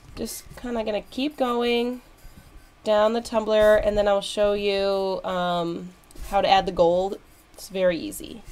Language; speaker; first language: English; native; English